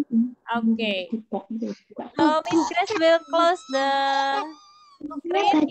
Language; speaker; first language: English; non-native, fluent; Indonesian